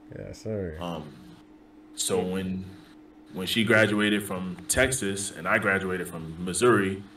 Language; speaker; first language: English; native; English